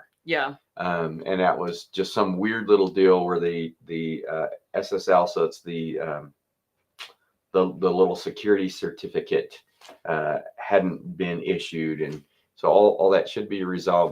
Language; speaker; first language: English; native; English